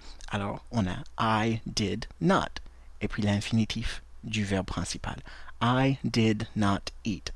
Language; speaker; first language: French; non-native, fluent; English